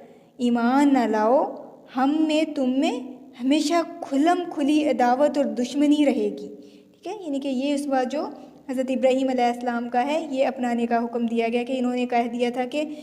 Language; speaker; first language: Urdu; native; Urdu